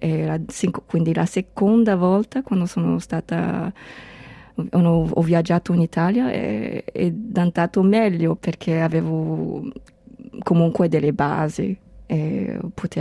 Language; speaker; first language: Italian; non-native, fluent; English